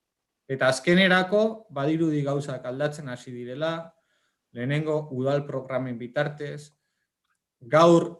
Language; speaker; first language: Basque; native; Basque